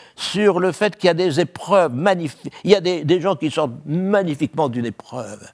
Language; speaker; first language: French; native; French